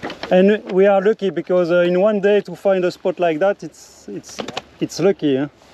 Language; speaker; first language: English; non-native, learner; French